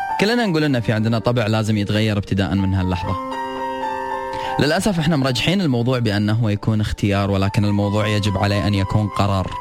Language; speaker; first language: Arabic; native; Arabic